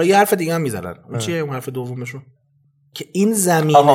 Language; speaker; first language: Persian; native; Persian